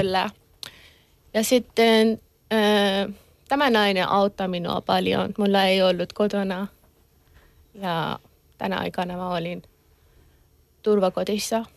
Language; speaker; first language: Finnish; non-native, learner; Persian